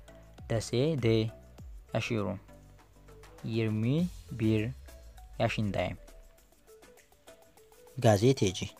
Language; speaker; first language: Turkish; non-native, learner; Amharic